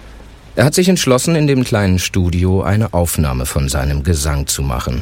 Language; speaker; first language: German; native; German